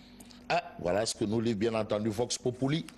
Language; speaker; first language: French; non-native, local second language; Wolof